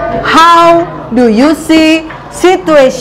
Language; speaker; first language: English; non-native, learner; Indonesian